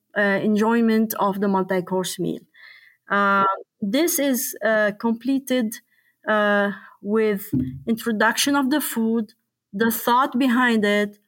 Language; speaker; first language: English; non-native, fluent; Arabic